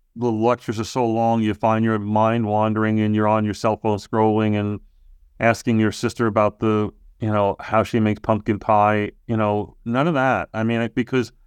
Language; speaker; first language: English; native; English